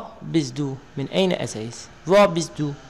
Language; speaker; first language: German; non-native, learner; Arabic